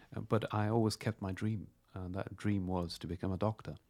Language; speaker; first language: English; non-native, fluent; Persian